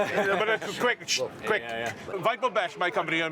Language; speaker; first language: Welsh; non-native, local second language; English